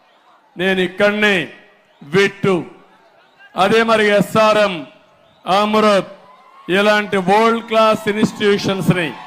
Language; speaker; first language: Telugu; native; Telugu